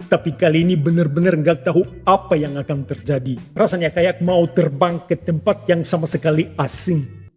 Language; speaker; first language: Indonesian; non-native, fluent; Russian